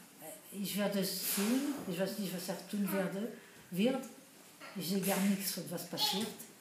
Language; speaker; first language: German; non-native, learner; French